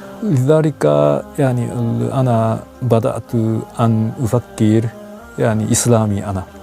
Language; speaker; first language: Arabic; non-native, learner; Japanese